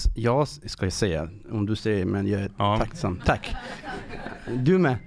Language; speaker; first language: Swedish; non-native, fluent; Persian